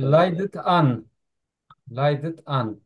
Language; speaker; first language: German; non-native, learner; Turkish